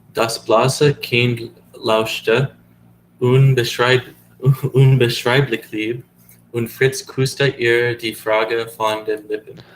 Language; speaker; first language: German; non-native, learner; English